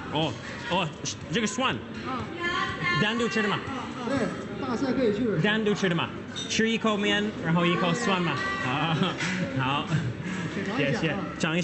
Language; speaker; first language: Chinese; non-native, fluent; English